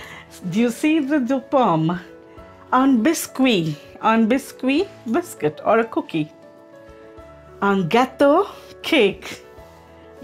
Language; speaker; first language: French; non-native, fluent; Telugu